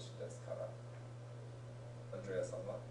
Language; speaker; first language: Japanese; non-native, learner; English